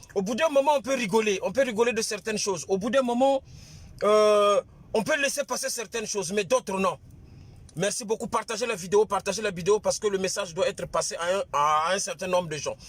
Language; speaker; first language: French; non-native, local second language; Lingala